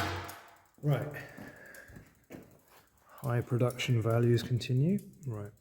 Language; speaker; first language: English; native; English